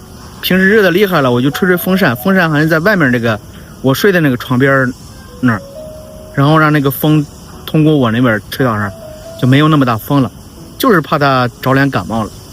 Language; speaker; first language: Chinese; native; Chinese